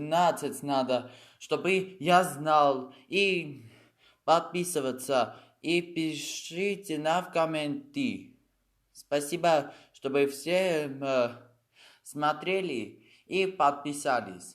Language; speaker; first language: Russian; non-native, fluent; Armenian